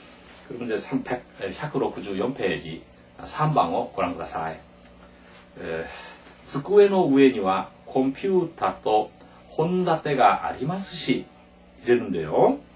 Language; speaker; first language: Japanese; non-native, fluent; Korean